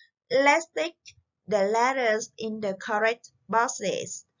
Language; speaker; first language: English; non-native, fluent; Vietnamese